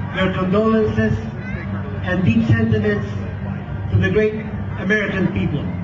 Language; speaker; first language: English; non-native, fluent; Spanish